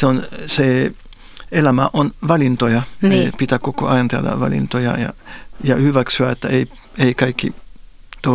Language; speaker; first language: Finnish; non-native, fluent; French